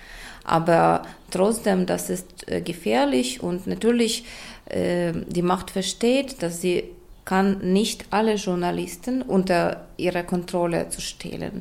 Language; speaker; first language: German; non-native, fluent; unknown